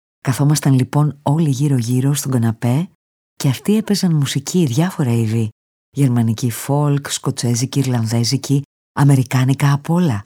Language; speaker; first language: Greek; native; Greek